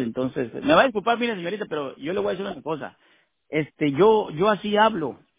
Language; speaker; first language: Spanish; native; Spanish